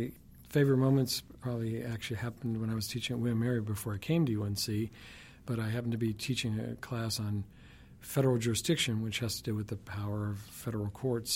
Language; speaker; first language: English; native; English